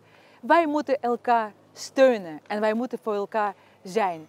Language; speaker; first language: Dutch; non-native, fluent; Russian